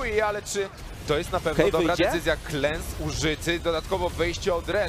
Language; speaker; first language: Polish; native; Polish